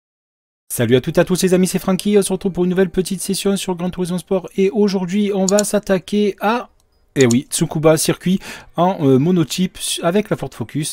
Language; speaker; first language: French; native; French